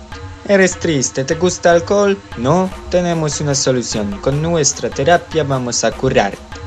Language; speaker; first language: Spanish; non-native, learner; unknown